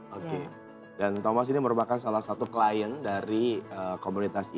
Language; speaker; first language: Indonesian; native; Indonesian